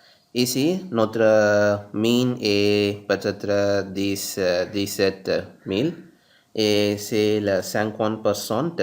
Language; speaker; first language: French; non-native, learner; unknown